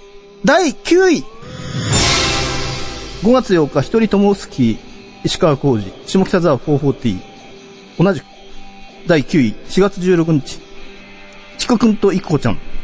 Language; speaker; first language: Japanese; native; Japanese